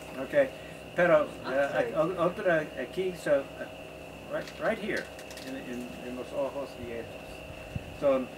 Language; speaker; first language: Spanish; non-native, learner; English